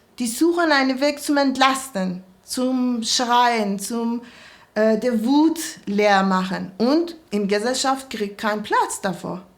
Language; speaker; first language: German; non-native, learner; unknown